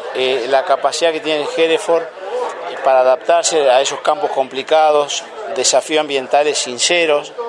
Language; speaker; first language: Spanish; native; Spanish